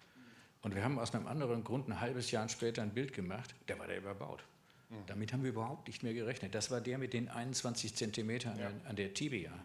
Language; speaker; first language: German; native; German